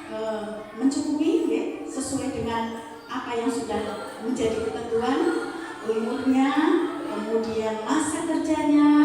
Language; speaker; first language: Indonesian; non-native, local second language; Javanese